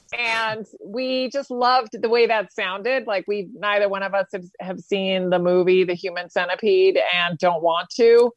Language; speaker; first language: English; native; English